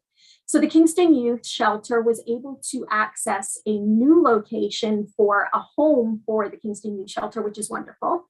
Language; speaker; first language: English; native; English